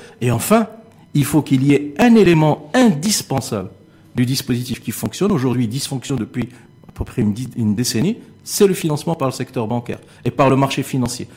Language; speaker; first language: French; non-native, local second language; Arabic